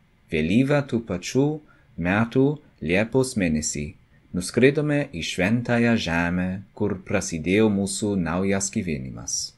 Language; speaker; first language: Lithuanian; non-native, fluent; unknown